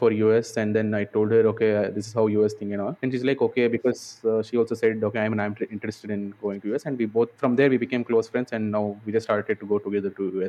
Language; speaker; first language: English; non-native, local second language; Kannada